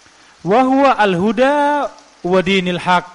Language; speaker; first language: Arabic; non-native, fluent; Indonesian